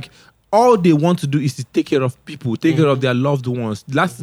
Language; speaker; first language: English; non-native, local second language; Igbo